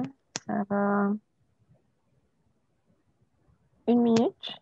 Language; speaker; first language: French; non-native, learner; Arabic